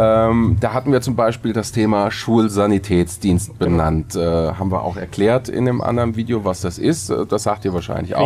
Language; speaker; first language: German; native; German